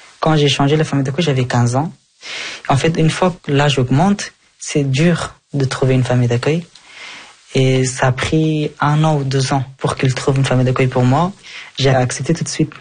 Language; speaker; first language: French; early bilingual, other home language; Persian